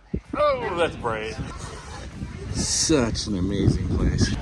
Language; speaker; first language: English; native; English